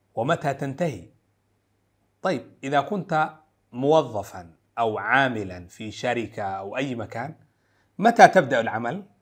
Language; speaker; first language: Arabic; non-native, local second language; Somali